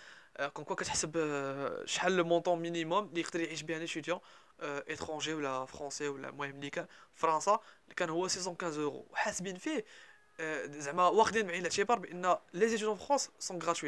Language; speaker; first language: Arabic; native; Arabic